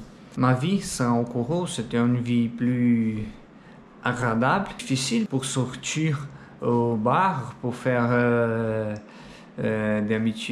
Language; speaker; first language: French; non-native, learner; Portuguese